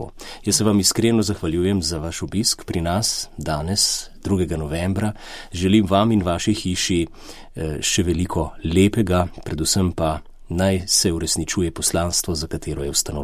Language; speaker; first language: Slovenian; native; Slovenian